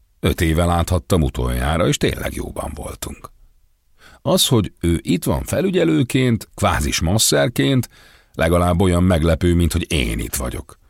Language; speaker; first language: Hungarian; native; Hungarian